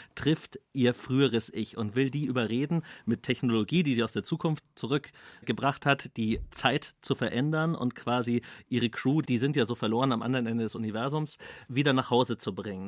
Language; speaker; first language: German; native; German